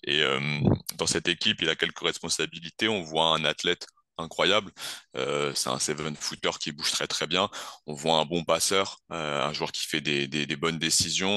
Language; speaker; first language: French; native; French